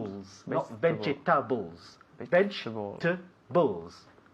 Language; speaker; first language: English; non-native, fluent; Spanish